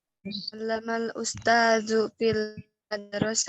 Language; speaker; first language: Arabic; non-native, learner; Indonesian